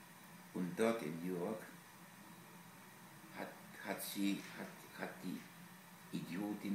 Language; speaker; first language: German; non-native, fluent; Polish